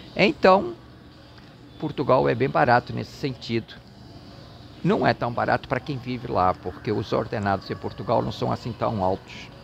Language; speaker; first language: Portuguese; native; Portuguese